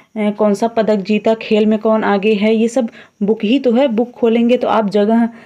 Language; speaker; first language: Hindi; native; Hindi